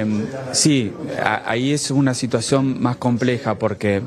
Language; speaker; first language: Spanish; native; Spanish